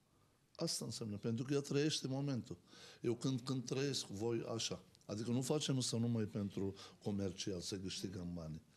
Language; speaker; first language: Romanian; non-native, learner; Turkish